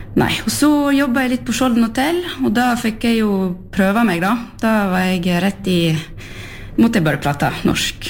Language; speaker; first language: Norwegian; non-native, fluent; French